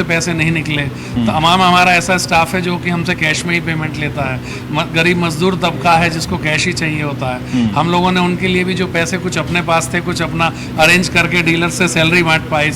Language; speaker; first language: Hindi; native; Hindi